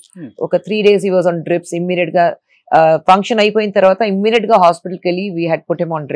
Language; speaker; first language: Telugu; non-native, fluent; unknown